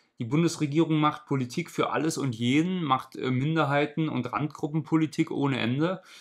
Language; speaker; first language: German; native; German